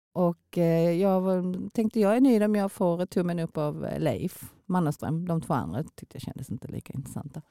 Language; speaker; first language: Swedish; early bilingual, other home language; Korean